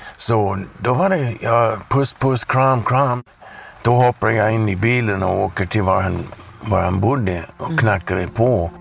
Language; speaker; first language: Swedish; early bilingual, heritage; Swedish